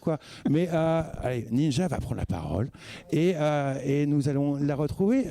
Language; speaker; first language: French; native; French